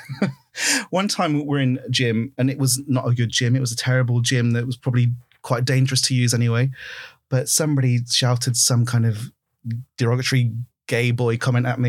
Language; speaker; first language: English; native; English